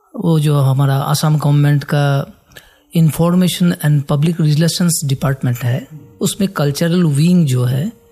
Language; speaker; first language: Hindi; non-native, local second language; Bangla